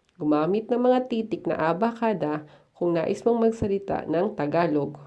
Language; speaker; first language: Filipino; native; Filipino